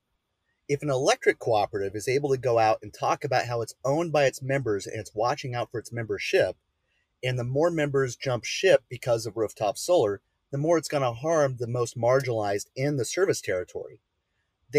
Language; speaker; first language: English; native; English